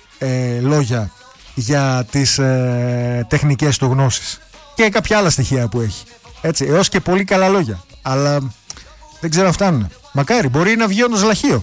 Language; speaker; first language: Greek; native; Greek